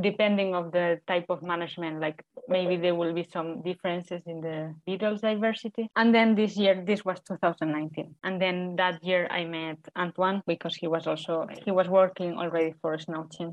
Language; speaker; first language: English; non-native, fluent; Spanish